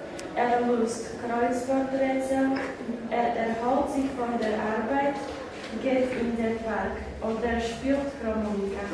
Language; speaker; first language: German; non-native, learner; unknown